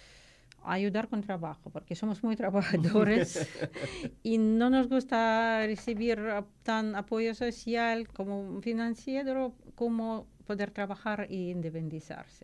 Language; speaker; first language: Spanish; non-native, learner; Ukrainian